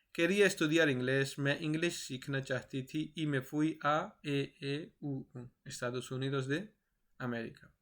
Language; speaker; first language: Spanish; non-native, fluent; Urdu